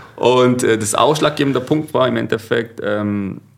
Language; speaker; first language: German; early bilingual, other home language; Korean